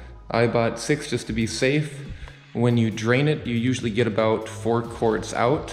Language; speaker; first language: English; native; English